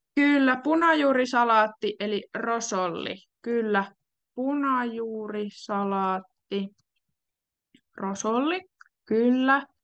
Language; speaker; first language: Finnish; native; Finnish